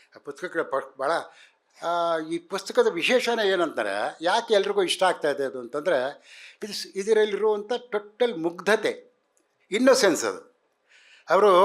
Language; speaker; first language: Kannada; native; Kannada